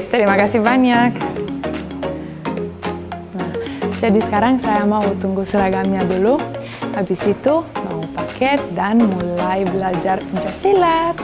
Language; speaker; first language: Indonesian; non-native, fluent; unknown